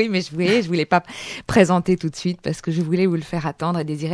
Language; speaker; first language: French; native; French